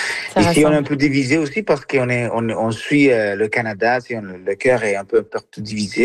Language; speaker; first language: French; non-native, fluent; Spanish